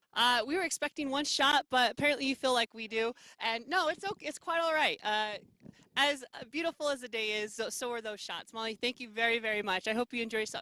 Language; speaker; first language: English; native; English